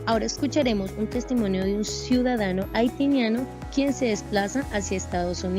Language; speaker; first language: Spanish; native; Spanish